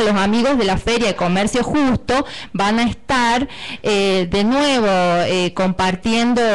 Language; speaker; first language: Spanish; native; Spanish